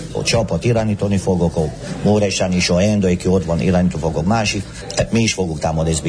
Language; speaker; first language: Hungarian; non-native, learner; Romanian